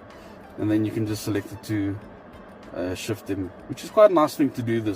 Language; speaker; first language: English; native; English